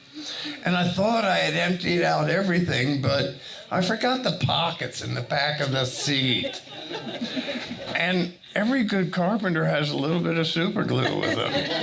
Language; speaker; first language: English; native; English